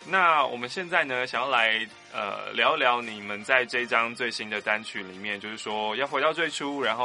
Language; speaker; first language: Chinese; native; Chinese